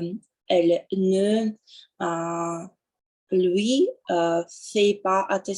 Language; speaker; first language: French; non-native, learner; Russian